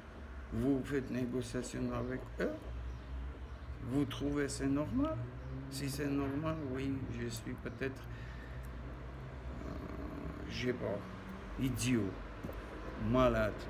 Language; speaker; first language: French; non-native, learner; Armenian